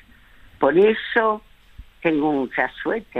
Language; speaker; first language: Spanish; early bilingual, other home language; French